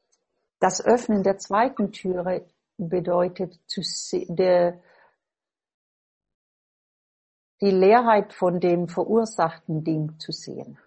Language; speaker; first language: German; non-native, fluent; English